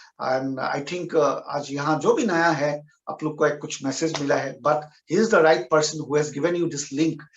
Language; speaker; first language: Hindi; non-native, local second language; Assamese